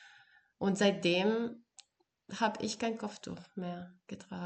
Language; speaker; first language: German; non-native, fluent; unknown